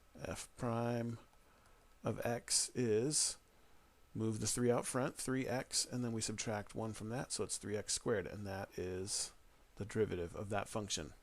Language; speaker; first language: English; native; English